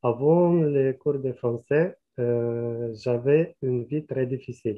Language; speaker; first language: French; non-native, learner; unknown